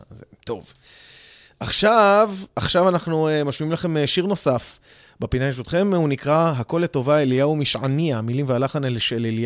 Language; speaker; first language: Hebrew; native; Hebrew